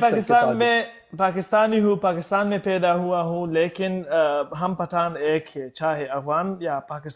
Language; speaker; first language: Hindi; non-native, local second language; Pashto